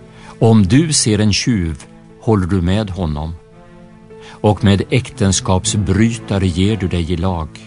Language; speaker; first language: Swedish; native; Swedish